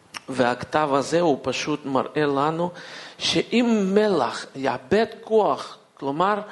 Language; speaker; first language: Hebrew; non-native, fluent; Russian